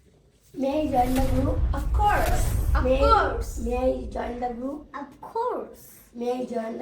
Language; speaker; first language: English; non-native, learner; Bangla